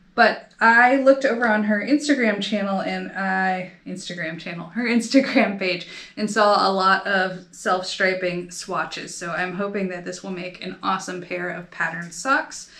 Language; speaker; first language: English; native; English